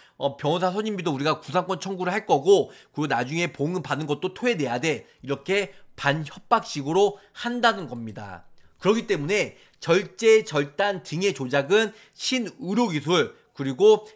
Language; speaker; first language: Korean; native; Korean